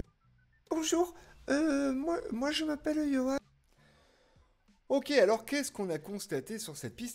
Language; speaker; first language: French; native; French